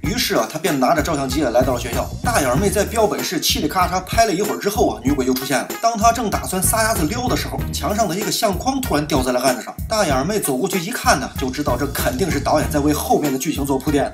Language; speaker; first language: Chinese; native; Chinese